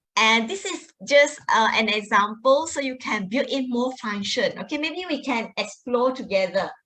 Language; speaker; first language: English; non-native, local second language; Malay